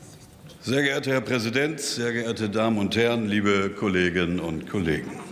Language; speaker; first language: German; native; German